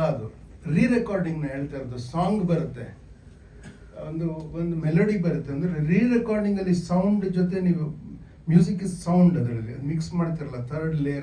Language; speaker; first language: Kannada; native; Kannada